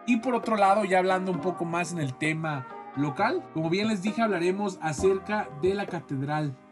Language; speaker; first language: Spanish; native; Spanish